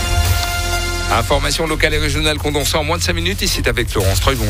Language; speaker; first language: French; native; French